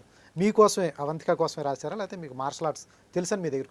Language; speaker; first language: Telugu; native; Telugu